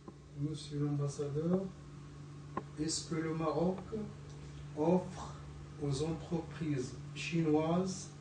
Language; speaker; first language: French; non-native, local second language; Arabic